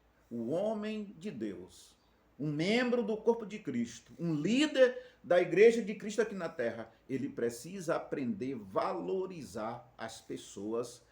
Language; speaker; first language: Portuguese; native; Portuguese